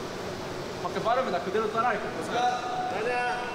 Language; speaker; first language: Korean; native; Korean